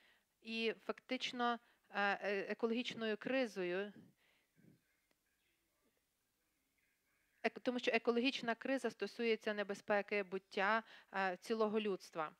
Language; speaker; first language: Ukrainian; native; Ukrainian